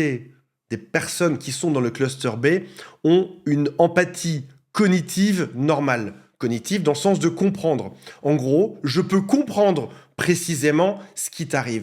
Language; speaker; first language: French; native; French